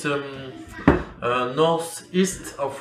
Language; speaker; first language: English; non-native, learner; French